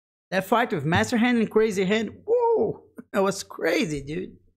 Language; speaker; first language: English; non-native, fluent; Portuguese